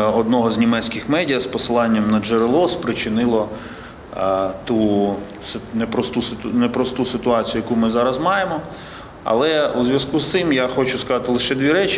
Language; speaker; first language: Ukrainian; native; Ukrainian